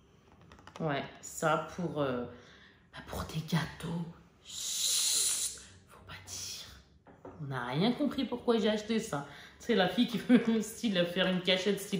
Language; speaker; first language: French; native; French